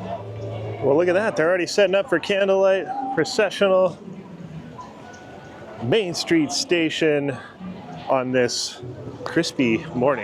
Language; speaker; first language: English; native; English